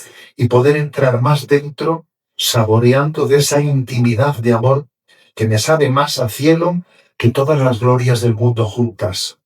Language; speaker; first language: Spanish; native; Spanish